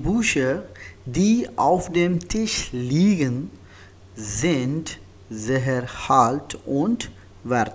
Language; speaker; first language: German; non-native, fluent; Hindi